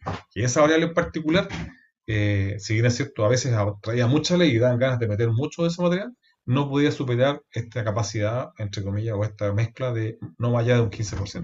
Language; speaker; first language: Spanish; native; Spanish